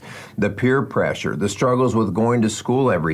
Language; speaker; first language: English; native; English